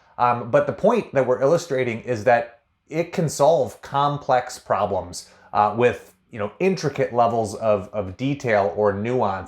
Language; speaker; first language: English; native; English